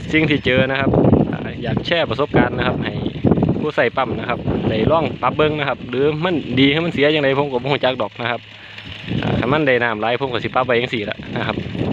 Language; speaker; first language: Thai; native; Thai